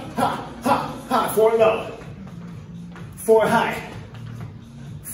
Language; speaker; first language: English; native; English